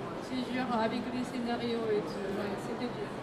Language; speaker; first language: French; non-native, fluent; Japanese